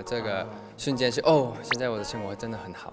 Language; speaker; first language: Chinese; non-native, learner; Thai